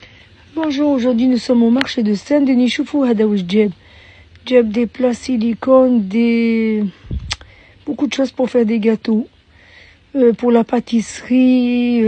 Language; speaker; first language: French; non-native, local second language; Arabic